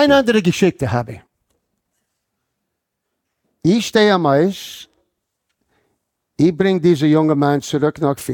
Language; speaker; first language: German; non-native, fluent; English